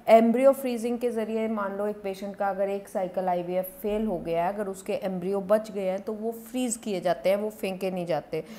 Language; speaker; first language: Hindi; non-native, local second language; Punjabi